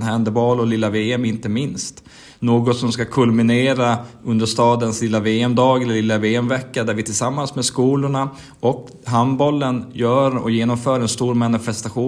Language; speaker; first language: Swedish; native; Swedish